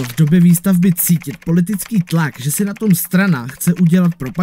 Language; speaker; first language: Czech; native; Czech